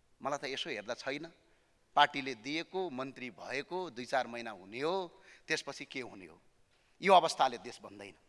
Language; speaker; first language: Nepali; native; Nepali